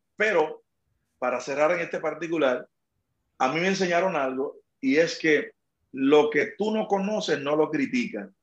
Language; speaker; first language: Spanish; native; Spanish